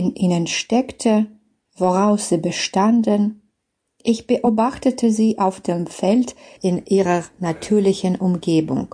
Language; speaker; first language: German; non-native, fluent; Belarusian